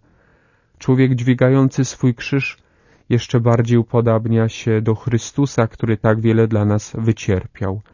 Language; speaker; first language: Polish; native; Polish